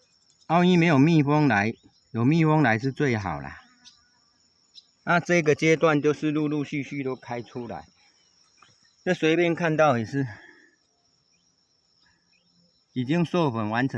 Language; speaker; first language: Chinese; non-native, local second language; Min Nan Chinese